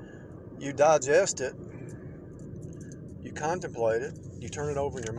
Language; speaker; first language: English; native; English